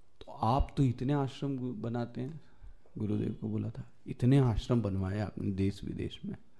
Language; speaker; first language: Hindi; native; Hindi